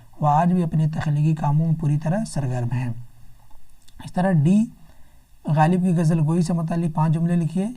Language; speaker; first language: Urdu; native; Urdu